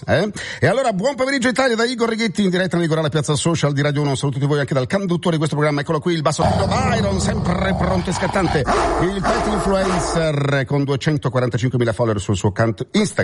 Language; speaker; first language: Italian; native; Italian